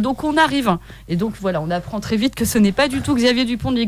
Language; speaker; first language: French; native; French